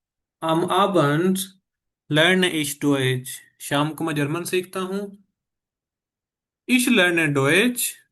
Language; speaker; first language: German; non-native, fluent; Urdu